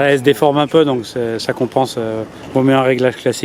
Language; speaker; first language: French; native; French